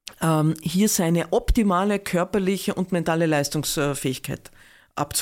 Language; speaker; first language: German; native; German